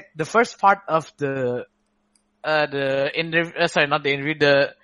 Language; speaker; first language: English; non-native, fluent; Indonesian